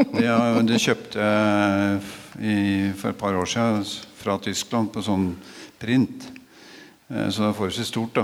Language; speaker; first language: Norwegian; native; Norwegian